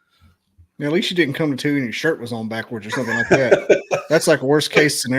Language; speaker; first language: English; native; English